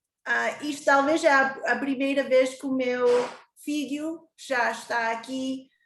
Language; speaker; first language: Portuguese; early bilingual, heritage; Portuguese